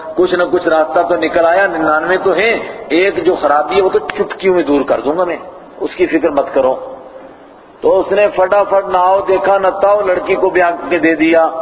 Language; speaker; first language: Urdu; non-native, local second language; Punjabi